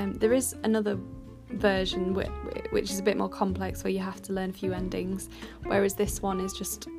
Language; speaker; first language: English; native; English